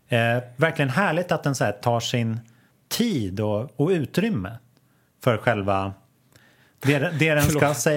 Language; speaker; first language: Swedish; native; Swedish